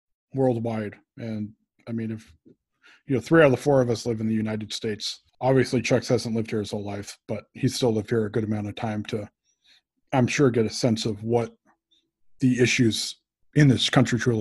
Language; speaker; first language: English; native; English